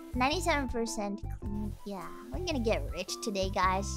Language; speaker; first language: English; non-native, fluent; Italian